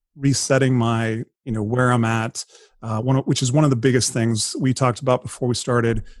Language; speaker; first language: English; native; English